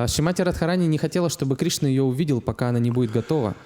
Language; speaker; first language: Russian; native; Russian